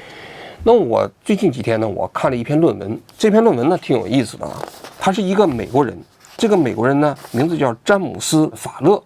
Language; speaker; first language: Chinese; native; Chinese